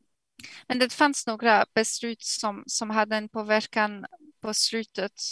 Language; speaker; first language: Swedish; non-native, fluent; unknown